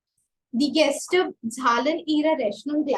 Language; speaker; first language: German; non-native, fluent; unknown